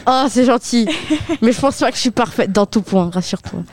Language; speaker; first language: French; native; French